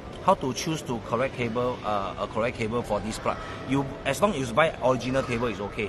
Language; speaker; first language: English; non-native, local second language; Chinese